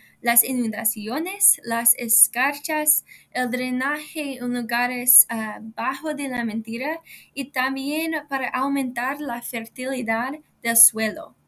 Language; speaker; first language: Spanish; non-native, learner; English